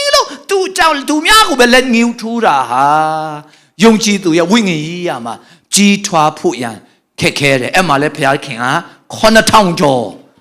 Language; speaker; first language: Burmese; non-native, local second language; Tedim Chin